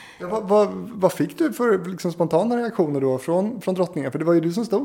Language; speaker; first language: Swedish; native; Swedish